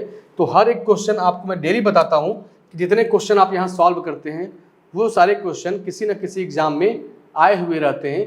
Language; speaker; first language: Hindi; native; Hindi